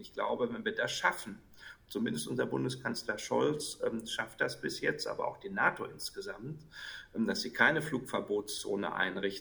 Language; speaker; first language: German; native; German